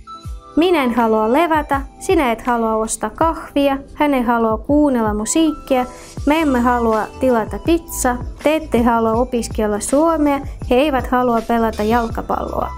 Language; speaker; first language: Finnish; non-native, fluent; Russian